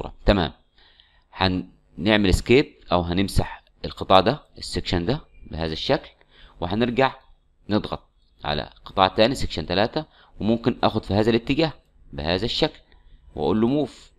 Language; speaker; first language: Arabic; native; Arabic